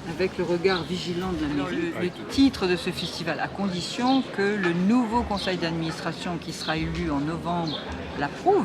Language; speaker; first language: French; native; French